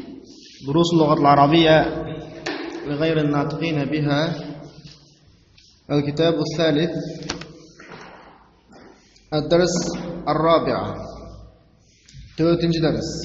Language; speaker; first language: Arabic; non-native, fluent; Uzbek